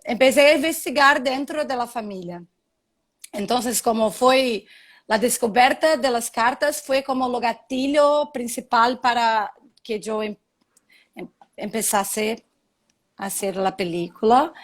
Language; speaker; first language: Spanish; non-native, learner; Portuguese